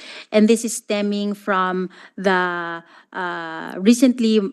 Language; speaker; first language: English; non-native, local second language; Filipino